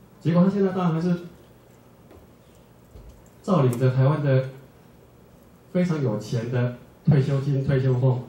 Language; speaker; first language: Chinese; native; Chinese